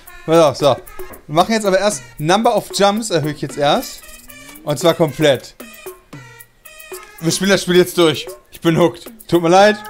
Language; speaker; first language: German; native; German